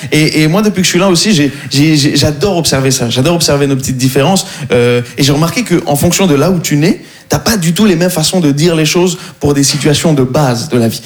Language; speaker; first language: French; native; French